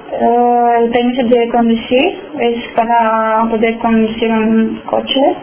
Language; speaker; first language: Spanish; non-native, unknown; Romanian